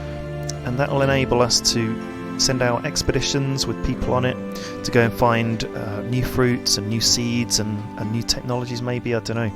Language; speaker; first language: English; native; English